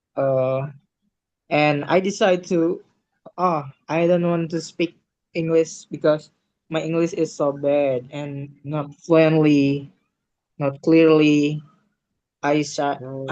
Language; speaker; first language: English; non-native, learner; Indonesian